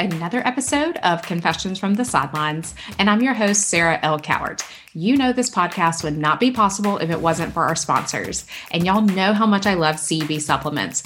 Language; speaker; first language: English; native; English